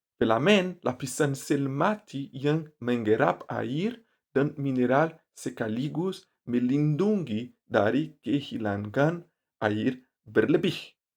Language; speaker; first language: Indonesian; non-native, learner; Portuguese